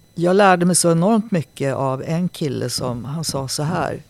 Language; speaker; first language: Swedish; native; Swedish